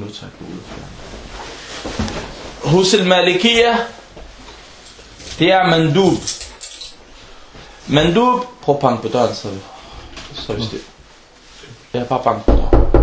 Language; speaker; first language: Danish; non-native, fluent; Arabic